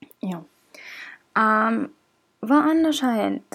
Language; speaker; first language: Swedish; non-native, learner; German